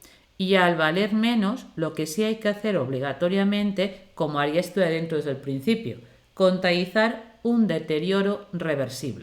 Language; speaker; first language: Spanish; native; Spanish